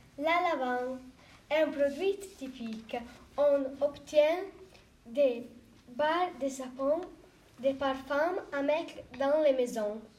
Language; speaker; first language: French; non-native, learner; Italian